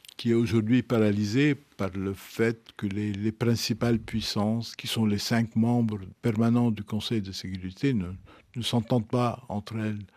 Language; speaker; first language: French; non-native, local second language; Arabic